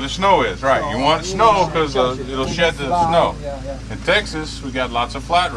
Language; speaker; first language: English; native; English